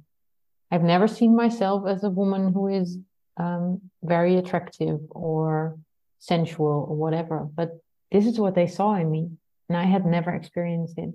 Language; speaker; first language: English; non-native, fluent; Dutch